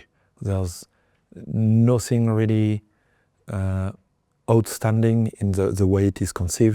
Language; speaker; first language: English; non-native, fluent; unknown